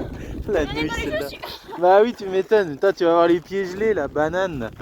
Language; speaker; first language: French; native; French